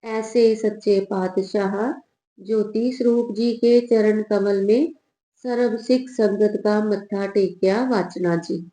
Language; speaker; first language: Hindi; non-native, local second language; Punjabi